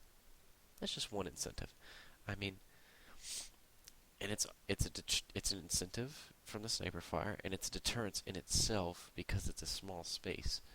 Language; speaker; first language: English; native; English